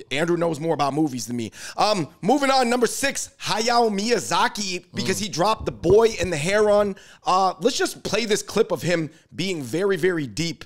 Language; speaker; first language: English; native; English